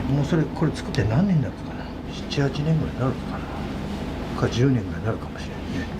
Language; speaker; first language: Japanese; native; Japanese